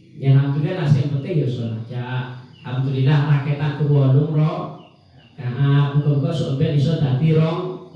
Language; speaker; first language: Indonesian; non-native, local second language; Madurese